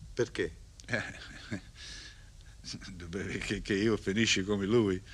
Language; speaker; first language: Italian; non-native, learner; English